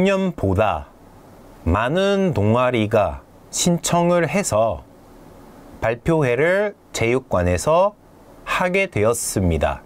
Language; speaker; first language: Korean; non-native, fluent; French